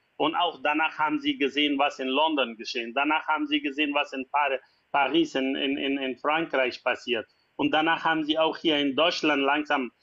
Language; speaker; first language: German; non-native, learner; Persian